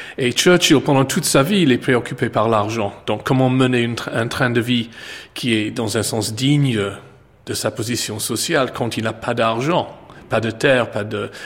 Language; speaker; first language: French; non-native, fluent; English